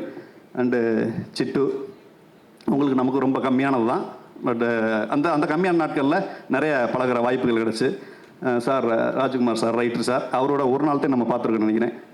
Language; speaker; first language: Tamil; native; Tamil